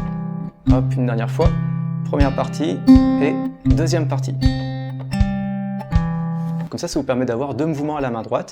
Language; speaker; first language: French; native; French